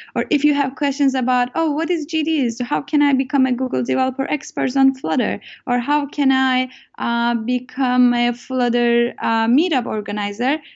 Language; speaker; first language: English; non-native, fluent; Turkish